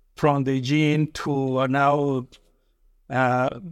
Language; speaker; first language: English; non-native, fluent; Spanish